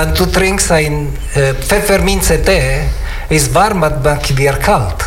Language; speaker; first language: German; non-native, learner; Italian